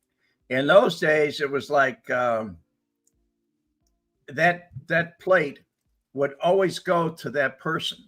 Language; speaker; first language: English; native; English